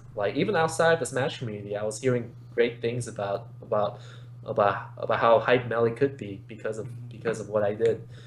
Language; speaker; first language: English; native; English